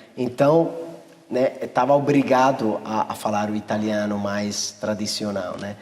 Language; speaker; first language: Portuguese; non-native, fluent; Italian